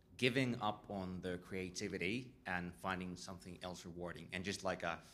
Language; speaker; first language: English; non-native, fluent; Finnish